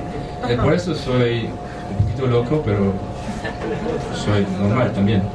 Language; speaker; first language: Spanish; non-native, fluent; German